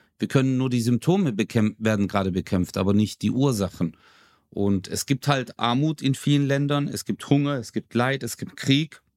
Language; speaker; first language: German; early bilingual, other home language; Turkish